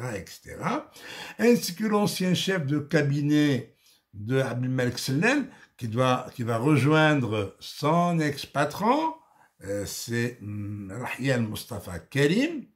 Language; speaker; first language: French; non-native, local second language; Arabic